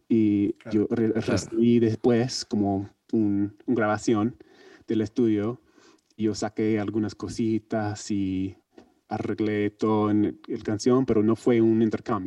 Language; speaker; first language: Spanish; non-native, learner; English